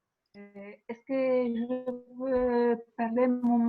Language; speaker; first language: French; non-native, fluent; Italian